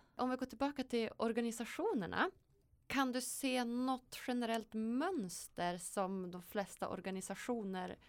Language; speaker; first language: Swedish; native; Swedish